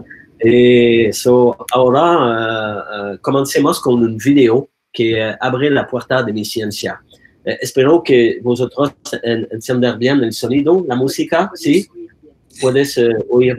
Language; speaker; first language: Spanish; non-native, learner; French